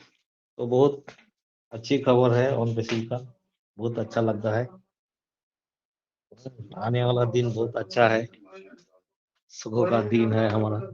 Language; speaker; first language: Hindi; non-native, local second language; Bangla